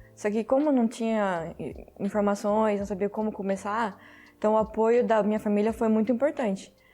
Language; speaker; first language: Portuguese; early bilingual, heritage; Portuguese